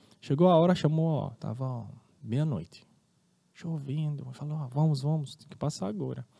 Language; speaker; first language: Portuguese; non-native, fluent; Arabic